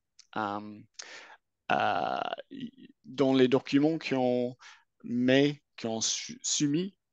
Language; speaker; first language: French; non-native, fluent; English